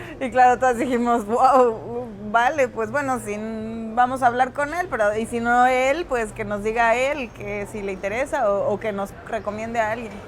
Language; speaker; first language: Spanish; native; Spanish